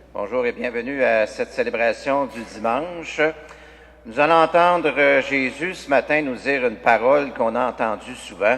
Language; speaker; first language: French; native; French